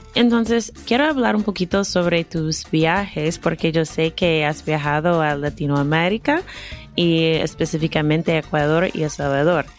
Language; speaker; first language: Spanish; non-native, fluent; English